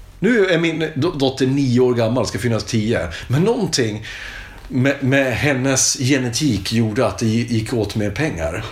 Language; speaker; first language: Swedish; native; Swedish